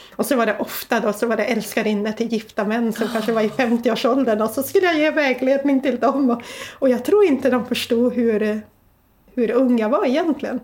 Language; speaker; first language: Swedish; native; Swedish